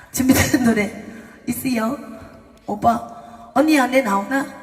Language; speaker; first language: Korean; native; Korean